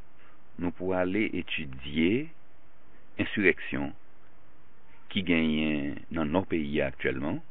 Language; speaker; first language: French; non-native, local second language; Haitian Creole